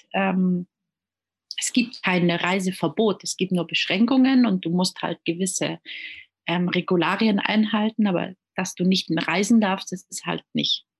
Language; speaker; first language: German; native; German